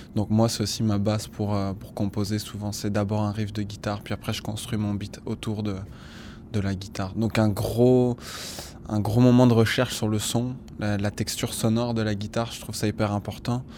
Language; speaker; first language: French; native; French